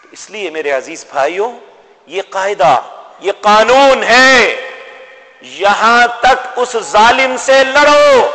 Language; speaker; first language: Urdu; non-native, local second language; Punjabi